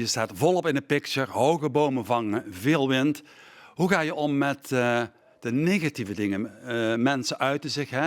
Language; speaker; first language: Dutch; native; Dutch